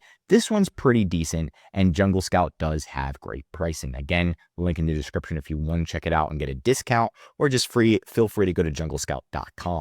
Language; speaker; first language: English; native; English